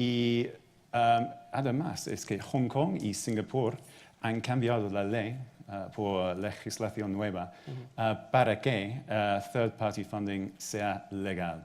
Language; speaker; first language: Spanish; non-native, fluent; English